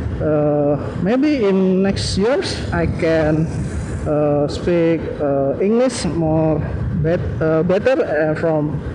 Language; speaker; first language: English; non-native, learner; Indonesian